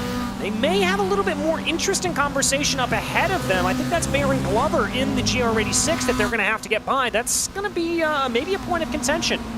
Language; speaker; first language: English; native; English